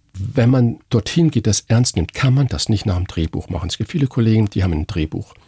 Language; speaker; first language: German; native; German